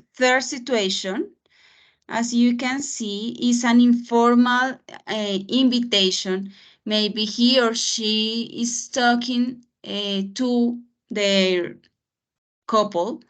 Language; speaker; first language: English; non-native, fluent; Spanish